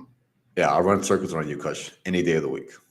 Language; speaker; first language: English; native; English